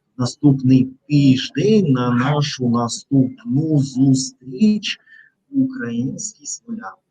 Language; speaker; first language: Ukrainian; non-native, local second language; Russian